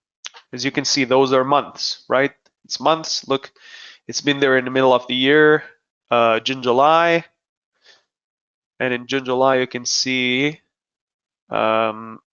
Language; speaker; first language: English; non-native, fluent; Hebrew